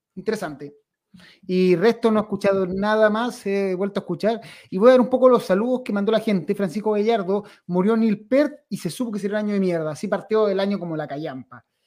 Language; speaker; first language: Spanish; native; Spanish